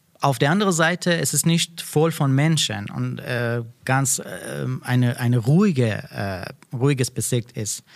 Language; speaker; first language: German; non-native, learner; Persian